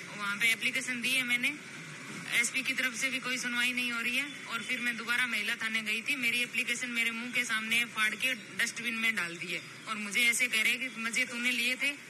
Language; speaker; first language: Hindi; native; Hindi